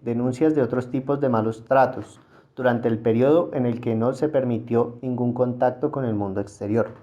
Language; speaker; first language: Spanish; native; Spanish